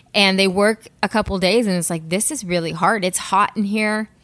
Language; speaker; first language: English; native; English